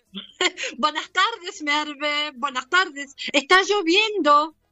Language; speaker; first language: Spanish; non-native, learner; German